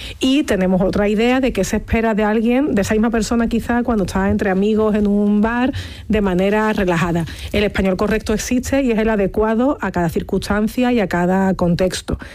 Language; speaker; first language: Spanish; native; Spanish